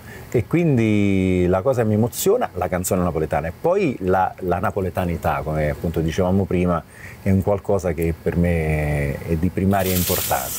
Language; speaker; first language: Italian; native; Italian